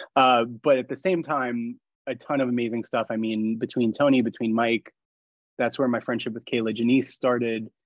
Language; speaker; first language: English; native; English